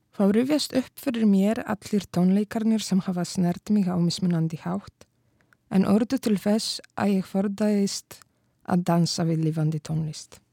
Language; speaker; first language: Icelandic; non-native, fluent; Polish